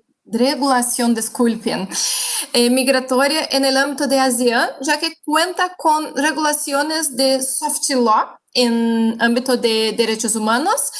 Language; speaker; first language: Spanish; non-native, fluent; Portuguese